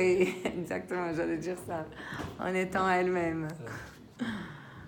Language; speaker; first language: French; non-native, fluent; Portuguese